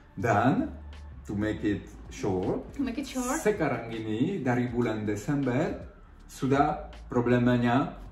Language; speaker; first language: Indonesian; non-native, fluent; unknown